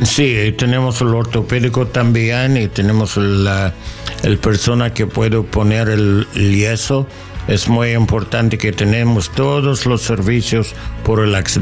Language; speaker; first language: Spanish; non-native, learner; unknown